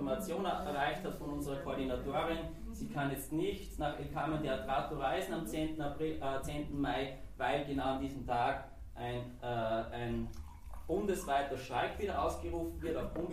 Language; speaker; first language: German; native; German